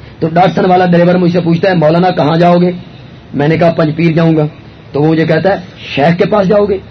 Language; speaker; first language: Urdu; non-native, local second language; Punjabi